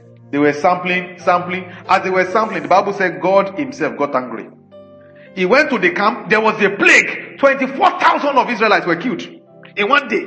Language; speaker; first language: English; non-native, local second language; Yoruba